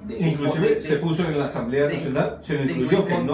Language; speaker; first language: Spanish; native; Spanish